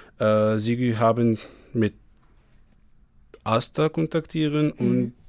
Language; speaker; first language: German; non-native, learner; Arabic